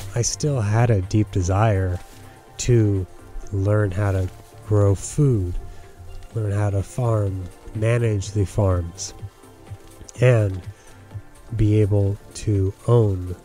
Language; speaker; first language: English; native; English